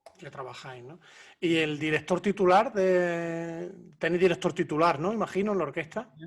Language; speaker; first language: Spanish; native; Spanish